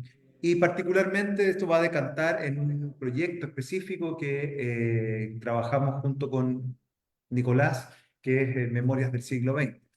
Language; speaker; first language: Spanish; native; Spanish